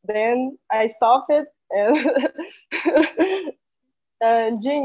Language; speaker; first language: English; non-native, learner; Portuguese